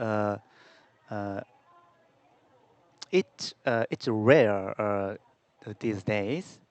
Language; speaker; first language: English; non-native, learner; Korean